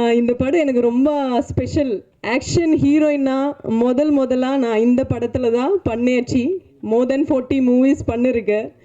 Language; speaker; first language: Tamil; non-native, learner; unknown